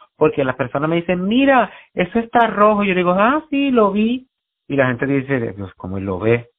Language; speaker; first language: Spanish; native; Spanish